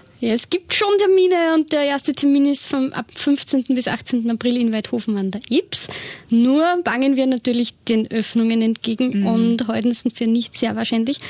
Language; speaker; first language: German; native; German